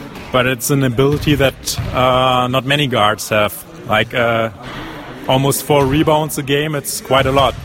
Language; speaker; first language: English; non-native, fluent; German